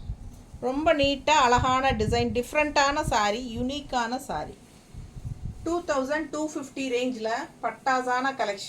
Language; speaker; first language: Tamil; native; Tamil